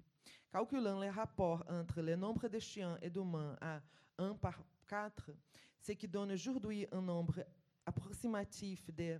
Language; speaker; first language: French; non-native, fluent; Portuguese